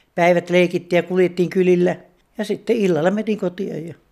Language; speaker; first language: Finnish; native; Finnish